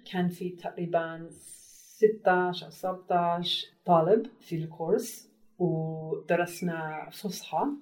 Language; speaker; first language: Arabic; non-native, learner; English